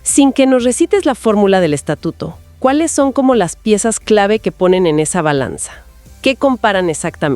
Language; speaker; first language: Spanish; native; Spanish